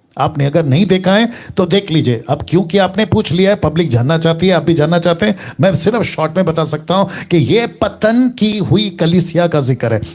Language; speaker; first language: Hindi; native; Hindi